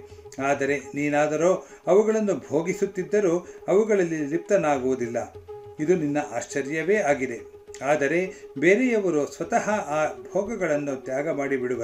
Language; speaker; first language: Kannada; native; Kannada